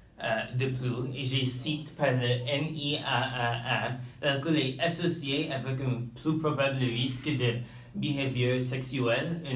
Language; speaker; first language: French; non-native, learner; English